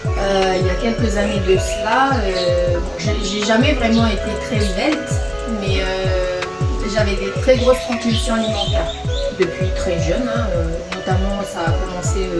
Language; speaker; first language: French; native; French